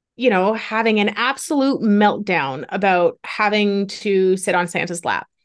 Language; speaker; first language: English; native; English